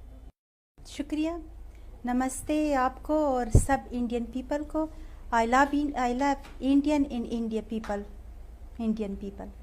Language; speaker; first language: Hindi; non-native, learner; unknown